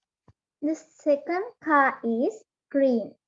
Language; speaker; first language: English; non-native, learner; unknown